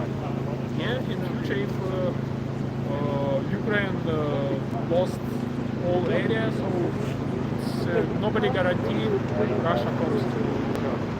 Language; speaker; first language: English; non-native, learner; Ukrainian